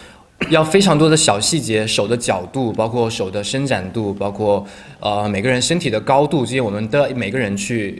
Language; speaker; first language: Chinese; native; Chinese